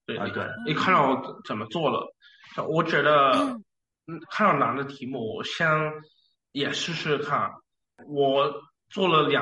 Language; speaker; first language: Chinese; early bilingual, heritage; Chinese